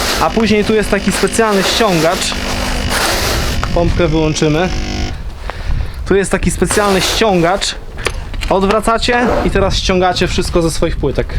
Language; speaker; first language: Polish; native; Polish